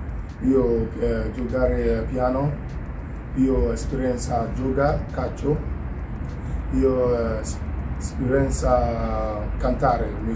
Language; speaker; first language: Italian; non-native, learner; Ukrainian